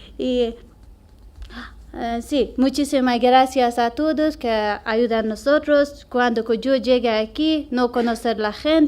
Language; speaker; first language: Spanish; non-native, learner; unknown